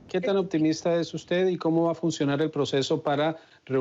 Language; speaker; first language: Spanish; native; Spanish